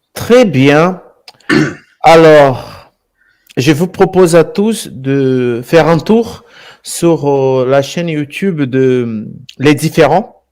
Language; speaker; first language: French; non-native, fluent; Portuguese